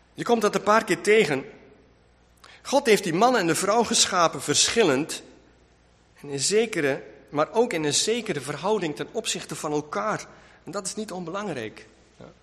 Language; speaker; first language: Dutch; non-native, local second language; Western Frisian